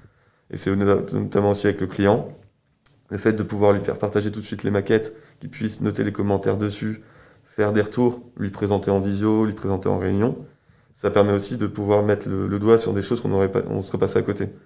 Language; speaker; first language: French; native; French